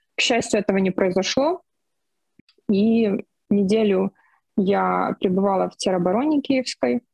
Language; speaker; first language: Russian; non-native, local second language; Ukrainian